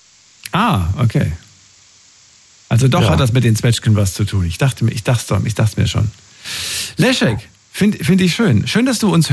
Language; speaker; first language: German; native; German